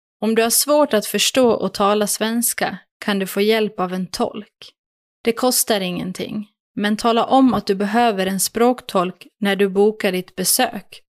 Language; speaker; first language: Swedish; native; Swedish